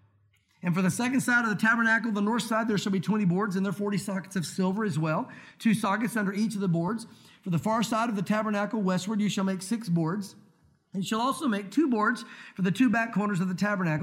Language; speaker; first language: English; native; English